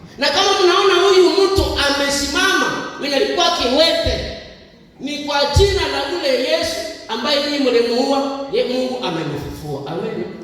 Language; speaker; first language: Swahili; non-native, local second language; Nande